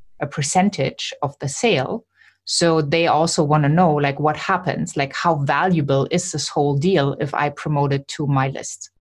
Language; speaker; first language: English; non-native, fluent; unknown